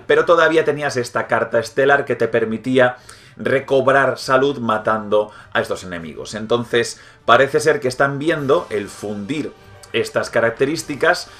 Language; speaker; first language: Spanish; native; Spanish